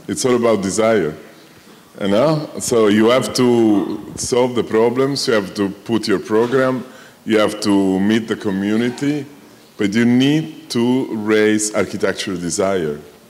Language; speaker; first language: English; non-native, fluent; Italian